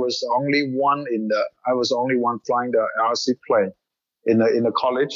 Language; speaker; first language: English; non-native, learner; Chinese